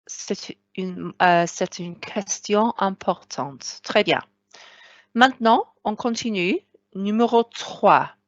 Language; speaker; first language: French; non-native, fluent; Welsh